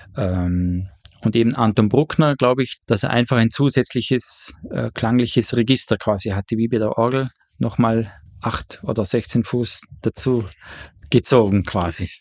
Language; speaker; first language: German; native; German